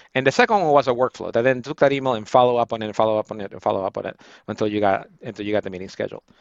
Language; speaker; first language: English; non-native, fluent; Spanish